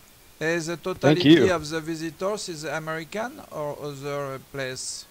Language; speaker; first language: English; non-native, learner; French